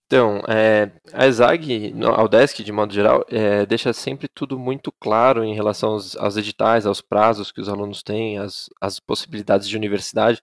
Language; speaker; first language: Portuguese; native; Portuguese